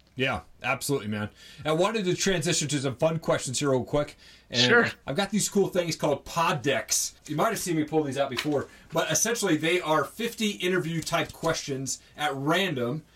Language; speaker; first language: English; native; English